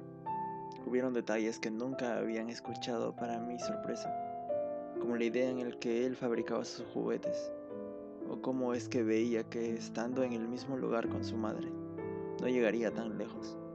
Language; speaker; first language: Spanish; native; Spanish